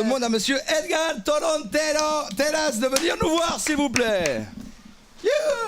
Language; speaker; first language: French; native; French